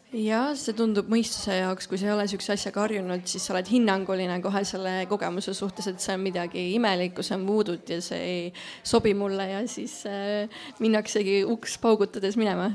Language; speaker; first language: Estonian; native; Estonian